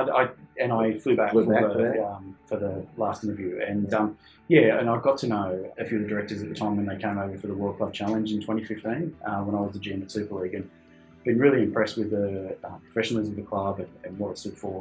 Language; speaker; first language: English; native; English